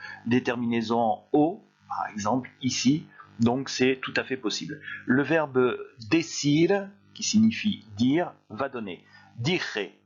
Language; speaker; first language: French; native; French